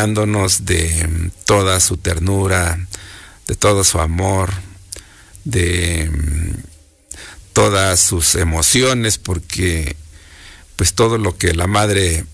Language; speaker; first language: Spanish; native; Spanish